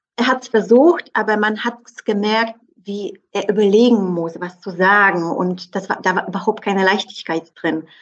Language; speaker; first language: German; non-native, fluent; Polish